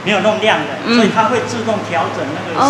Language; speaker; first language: Chinese; native; Chinese